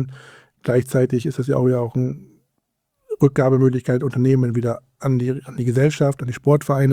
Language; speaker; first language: German; native; German